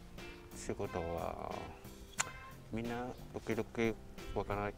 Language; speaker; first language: Japanese; non-native, learner; Vietnamese